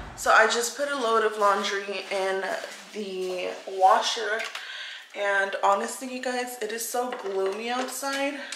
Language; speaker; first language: English; early bilingual, other home language; Spanish